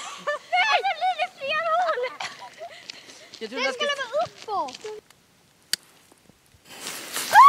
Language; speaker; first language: Swedish; native; Swedish